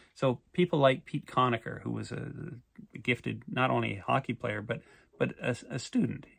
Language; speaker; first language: English; native; English